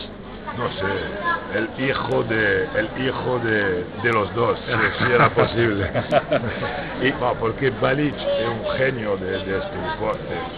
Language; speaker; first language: Spanish; non-native, fluent; French